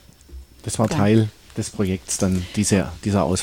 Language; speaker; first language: German; native; German